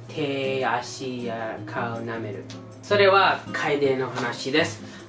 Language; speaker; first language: Japanese; non-native, learner; English